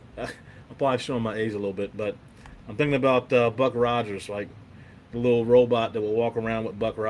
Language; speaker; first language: English; native; English